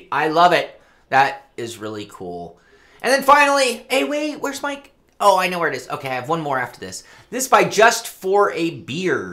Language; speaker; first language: English; native; English